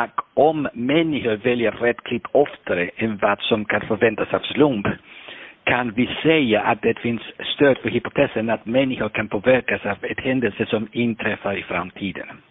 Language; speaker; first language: Swedish; non-native, fluent; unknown